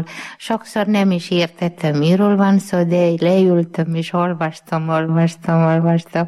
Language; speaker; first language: Hungarian; non-native, learner; Malayalam